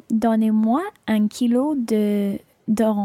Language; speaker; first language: French; non-native, learner; English